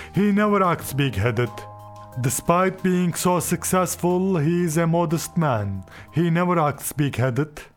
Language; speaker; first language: English; non-native, fluent; Turkish